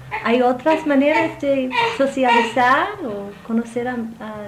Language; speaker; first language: Spanish; non-native, fluent; English